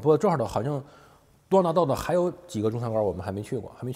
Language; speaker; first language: Chinese; native; Chinese